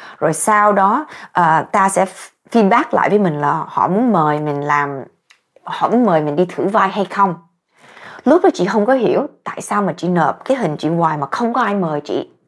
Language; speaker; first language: Vietnamese; early bilingual, heritage; Vietnamese